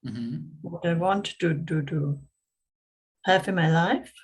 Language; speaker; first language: English; non-native, fluent; German